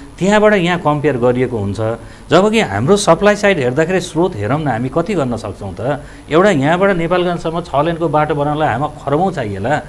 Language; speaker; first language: Nepali; native; Nepali